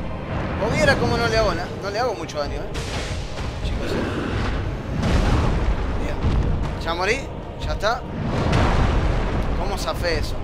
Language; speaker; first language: Spanish; native; Spanish